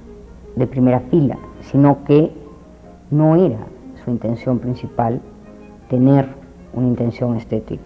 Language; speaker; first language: Spanish; native; Spanish